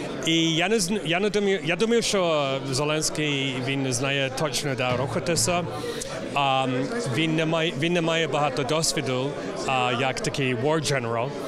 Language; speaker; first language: Ukrainian; early bilingual, heritage; English